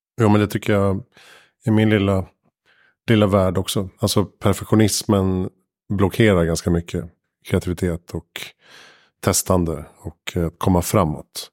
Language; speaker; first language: Swedish; native; Swedish